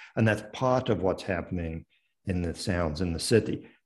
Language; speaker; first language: English; early bilingual, other home language; French